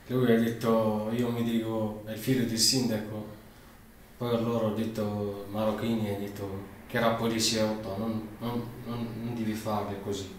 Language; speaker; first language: Italian; non-native, learner; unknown